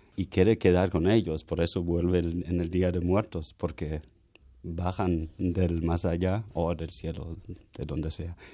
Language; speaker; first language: Spanish; non-native, fluent; German